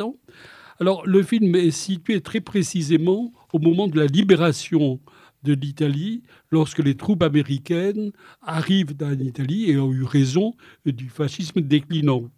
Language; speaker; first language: French; native; French